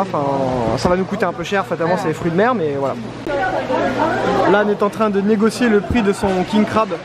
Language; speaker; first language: French; native; French